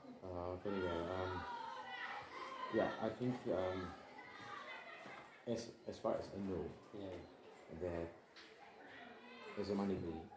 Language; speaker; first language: English; non-native, learner; Indonesian